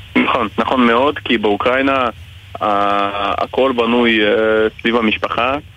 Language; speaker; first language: Hebrew; non-native, fluent; Russian